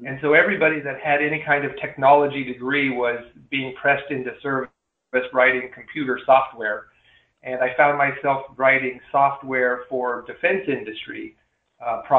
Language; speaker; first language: English; native; English